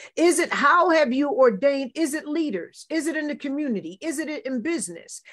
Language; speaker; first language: English; native; English